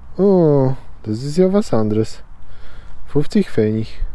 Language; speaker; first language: German; non-native, learner; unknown